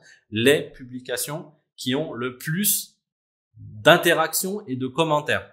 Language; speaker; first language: French; native; French